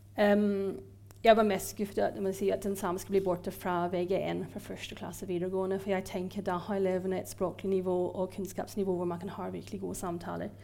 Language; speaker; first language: Norwegian; non-native, fluent; English